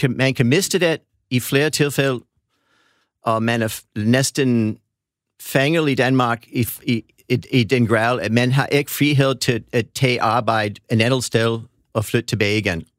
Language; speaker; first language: Danish; non-native, fluent; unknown